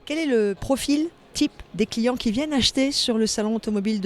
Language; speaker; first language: French; native; French